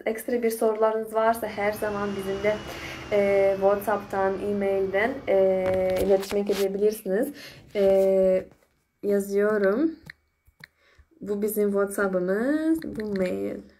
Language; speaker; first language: Turkish; non-native, fluent; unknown